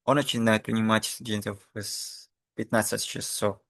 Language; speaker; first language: Russian; non-native, fluent; Indonesian